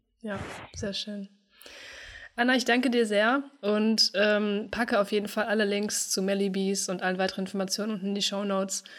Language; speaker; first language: German; native; German